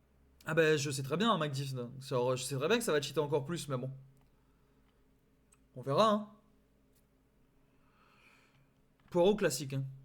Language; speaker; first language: French; native; French